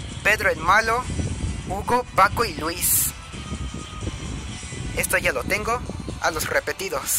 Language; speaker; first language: Spanish; native; Spanish